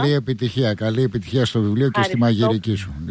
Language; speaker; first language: Greek; native; Greek